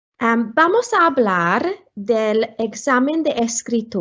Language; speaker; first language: Spanish; non-native, fluent; Welsh